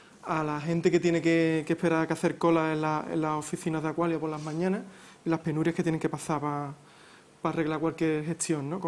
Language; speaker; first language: Spanish; native; Spanish